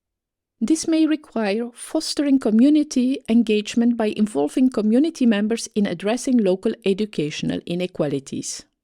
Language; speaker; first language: English; non-native, fluent; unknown